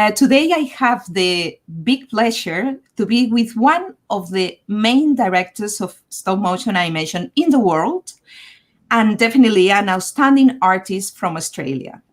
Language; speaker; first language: English; non-native, fluent; Catalan